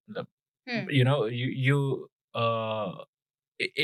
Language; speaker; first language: English; non-native, local second language; Punjabi